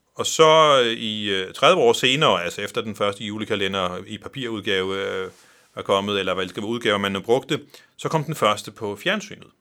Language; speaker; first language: Danish; non-native, local second language; Faroese